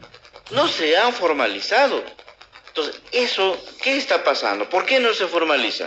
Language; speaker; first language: Spanish; native; Spanish